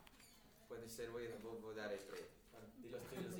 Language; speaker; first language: Italian; non-native, learner; Spanish